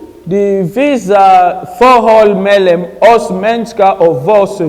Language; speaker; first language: Danish; non-native, learner; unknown